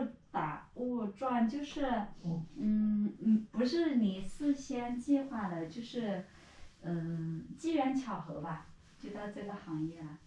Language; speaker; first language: Chinese; native; Chinese